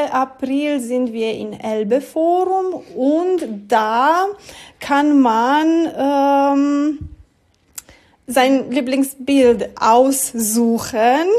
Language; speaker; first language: German; non-native, learner; Romanian